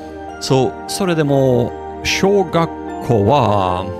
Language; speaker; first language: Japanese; non-native, learner; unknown